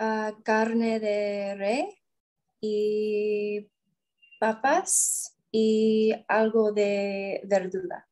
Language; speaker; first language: Spanish; non-native, learner; English